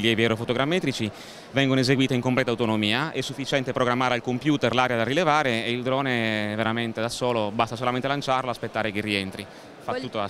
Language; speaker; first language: Italian; native; Italian